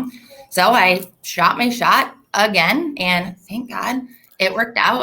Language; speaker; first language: English; native; English